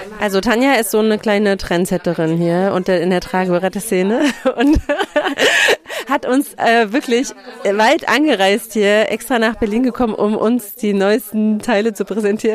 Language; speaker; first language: German; native; German